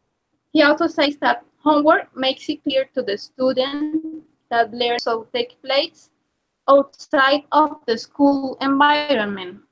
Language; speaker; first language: English; non-native, learner; Spanish